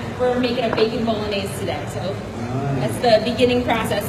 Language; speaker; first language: English; native; English